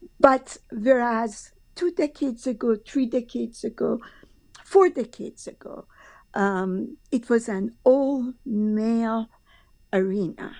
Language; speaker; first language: English; non-native, fluent; Persian